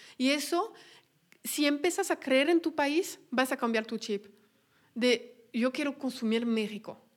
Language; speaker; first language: Spanish; non-native, fluent; French